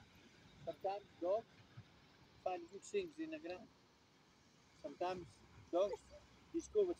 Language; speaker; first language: English; non-native, learner; Spanish